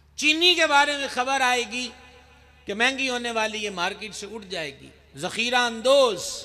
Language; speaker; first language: Urdu; non-native, local second language; Punjabi